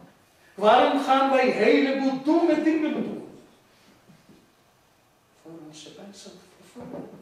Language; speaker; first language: Dutch; non-native, fluent; Urdu